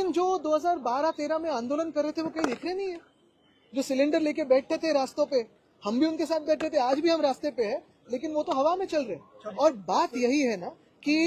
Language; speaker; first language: Hindi; non-native, local second language; Marathi